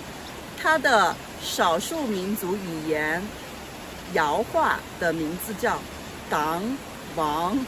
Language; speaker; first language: Chinese; non-native, local second language; Yao